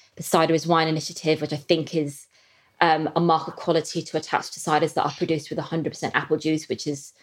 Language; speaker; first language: English; native; English